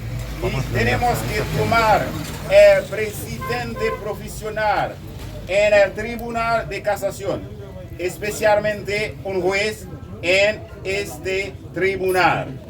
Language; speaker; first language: Spanish; non-native, local second language; Haitian Creole